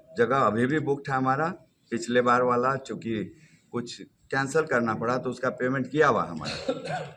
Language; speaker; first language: Hindi; native; Hindi